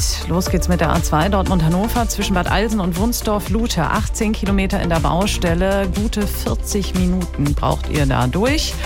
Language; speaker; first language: German; native; German